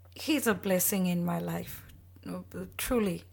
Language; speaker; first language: English; non-native, local second language; Bangla